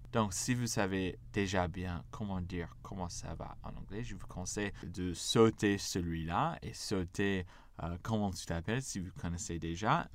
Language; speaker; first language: French; non-native, fluent; English